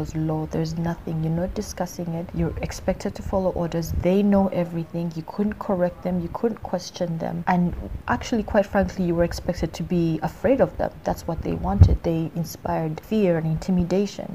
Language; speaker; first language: English; non-native, local second language; Ganda